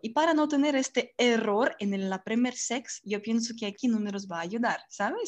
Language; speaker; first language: Spanish; non-native, learner; Russian